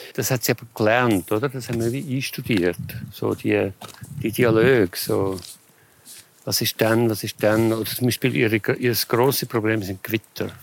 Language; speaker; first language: German; native; German